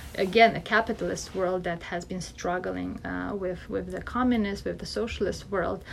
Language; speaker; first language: English; non-native, fluent; Russian